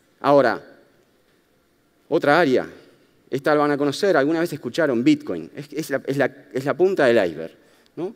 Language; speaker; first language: Spanish; native; Spanish